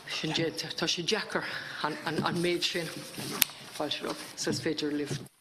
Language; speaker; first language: Irish; native; Irish